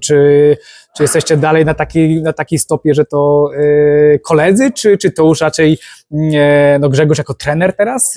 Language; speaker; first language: Polish; native; Polish